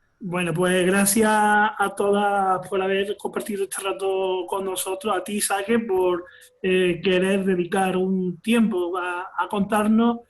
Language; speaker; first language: Spanish; native; Spanish